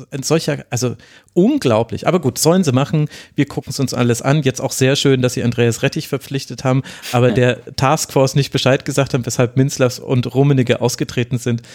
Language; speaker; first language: German; native; German